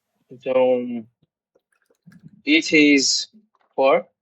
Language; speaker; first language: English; non-native, learner; Portuguese